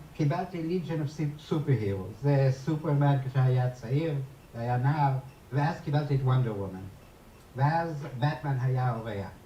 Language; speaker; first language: Hebrew; non-native, fluent; English